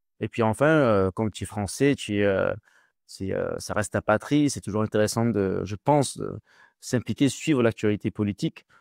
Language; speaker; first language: French; native; French